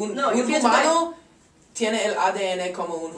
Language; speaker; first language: Spanish; non-native, learner; English